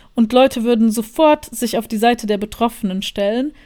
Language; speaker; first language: German; non-native, fluent; Bosnian